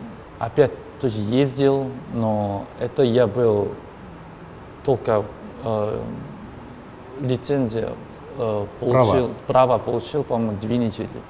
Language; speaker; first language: Russian; non-native, learner; Korean